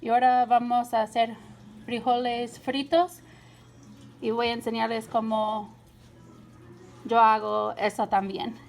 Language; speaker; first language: Spanish; non-native, learner; English